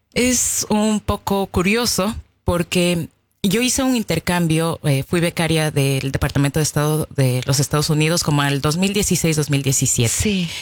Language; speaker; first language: Spanish; native; Spanish